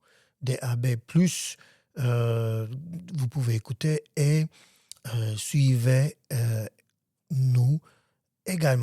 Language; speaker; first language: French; non-native, learner; Armenian